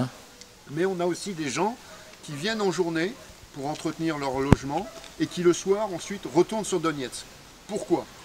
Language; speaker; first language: French; native; French